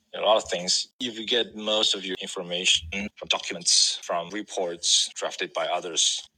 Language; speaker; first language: English; non-native, fluent; Chinese